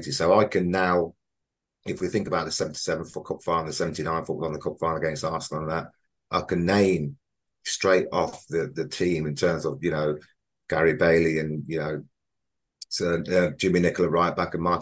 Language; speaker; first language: English; native; English